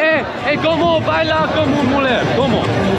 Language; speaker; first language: Portuguese; non-native, learner; Swiss German